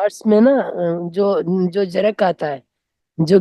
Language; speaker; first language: Hindi; native; Hindi